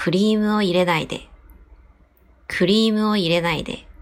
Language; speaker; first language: Japanese; non-native, fluent; Chinese